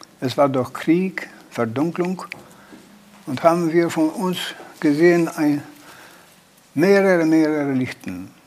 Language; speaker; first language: German; non-native, learner; Polish